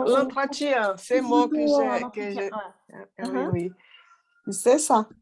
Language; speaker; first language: French; non-native, learner; Portuguese